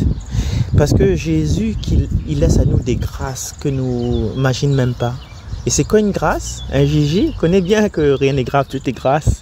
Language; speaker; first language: French; non-native, local second language; Réunion Creole French